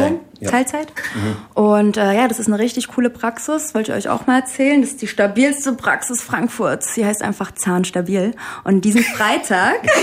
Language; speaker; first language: German; early bilingual, other home language; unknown